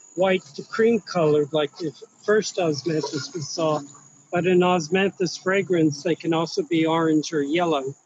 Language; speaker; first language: English; native; English